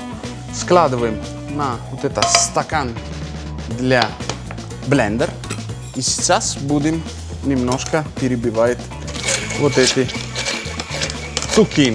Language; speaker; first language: Russian; non-native, fluent; Italian